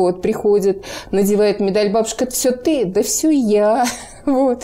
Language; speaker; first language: Russian; native; Russian